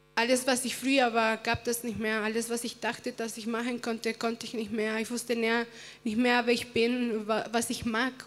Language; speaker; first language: German; early bilingual, other home language; Spanish